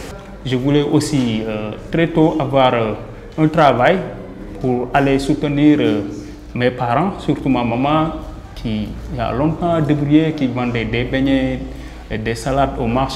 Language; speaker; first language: French; non-native, local second language; Wolof